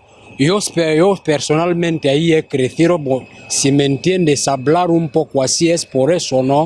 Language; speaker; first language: Spanish; non-native, fluent; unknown